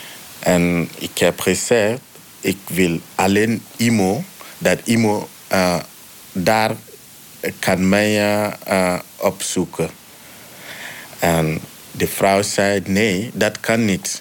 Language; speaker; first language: Dutch; non-native, learner; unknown